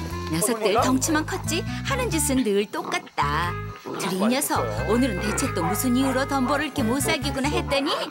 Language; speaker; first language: Korean; native; Korean